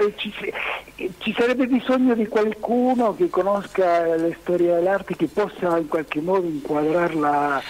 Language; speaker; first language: Italian; non-native, fluent; Spanish